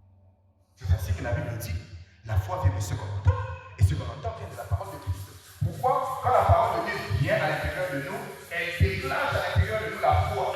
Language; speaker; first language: French; non-native, local second language; Lingala